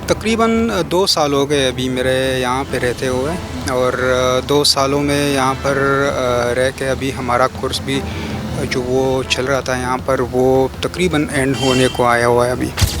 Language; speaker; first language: Hindi; non-native, fluent; Pashto